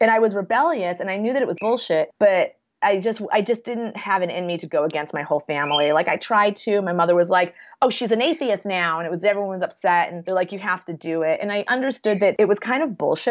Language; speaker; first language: English; native; English